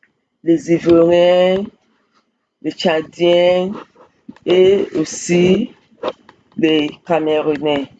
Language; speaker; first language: French; non-native, fluent; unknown